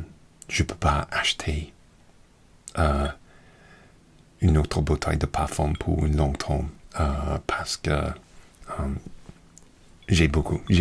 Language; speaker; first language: French; non-native, learner; English